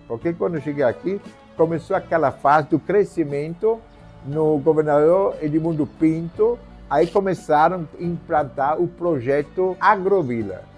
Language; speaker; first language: Portuguese; non-native, fluent; German